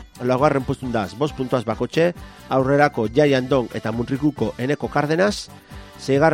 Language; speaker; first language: Basque; native; Basque